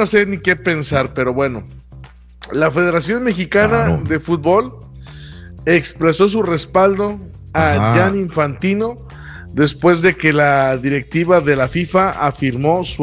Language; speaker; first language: Spanish; native; Spanish